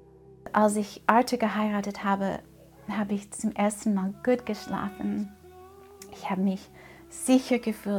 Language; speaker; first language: German; non-native, fluent; English